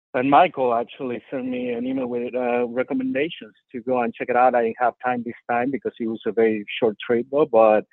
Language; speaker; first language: English; non-native, fluent; Spanish